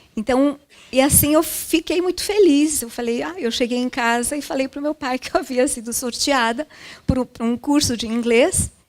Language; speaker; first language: Portuguese; early bilingual, other home language; Japanese